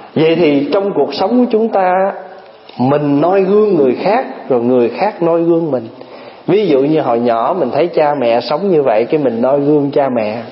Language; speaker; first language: Vietnamese; early bilingual, other home language; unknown